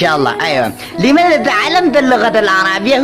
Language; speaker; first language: Arabic; non-native, learner; Indonesian